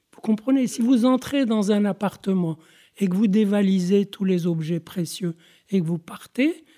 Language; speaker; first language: French; non-native, local second language; Arabic